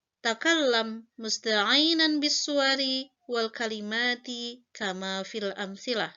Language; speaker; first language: Arabic; non-native, fluent; Indonesian